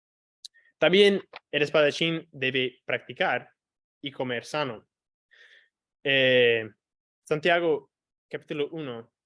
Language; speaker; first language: Spanish; non-native, fluent; English